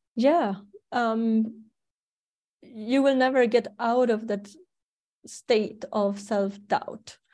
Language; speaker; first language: English; non-native, fluent; German